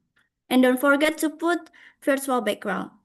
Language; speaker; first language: English; non-native, fluent; Indonesian